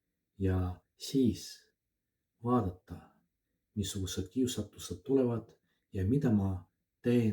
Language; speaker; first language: Estonian; non-native, fluent; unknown